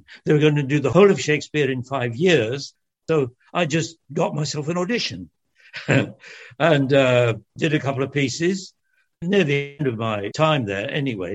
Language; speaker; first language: English; early bilingual, other home language; French